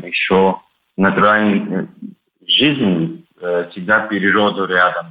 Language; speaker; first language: Russian; non-native, learner; Turkish